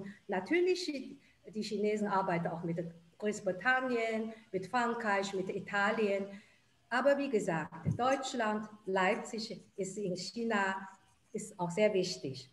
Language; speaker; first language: German; non-native, fluent; Chinese